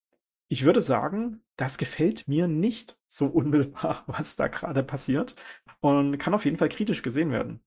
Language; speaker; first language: German; native; German